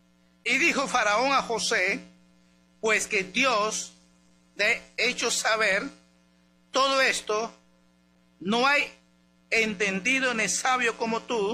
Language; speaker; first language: Spanish; native; Spanish